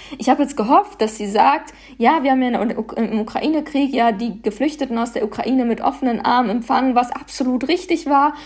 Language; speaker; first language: German; native; German